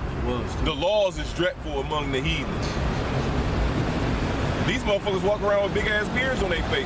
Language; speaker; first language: English; native; English